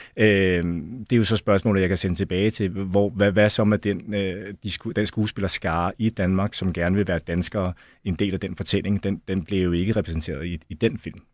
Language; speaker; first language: Danish; early bilingual, other home language; Chinese